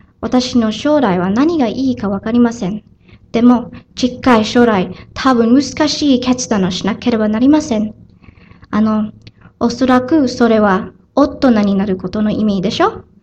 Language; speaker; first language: Japanese; non-native, learner; Filipino